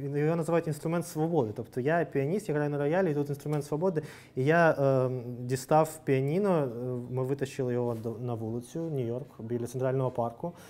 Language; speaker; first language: Ukrainian; non-native, local second language; Russian